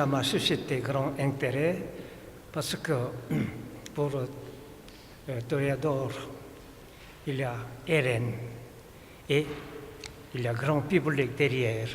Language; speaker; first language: French; non-native, fluent; Korean